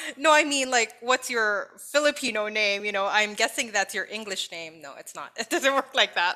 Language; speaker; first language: English; non-native, local second language; Filipino